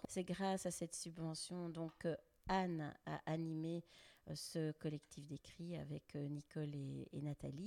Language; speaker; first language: French; native; French